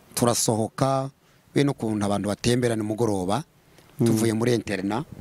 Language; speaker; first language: Kinyarwanda; native; Kinyarwanda